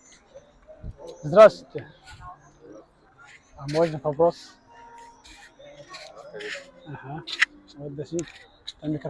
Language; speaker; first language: Russian; non-native, learner; Somali